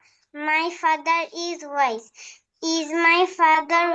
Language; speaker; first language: English; non-native, learner; Bangla